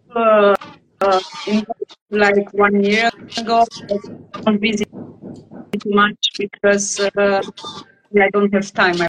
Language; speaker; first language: English; non-native, learner; Romanian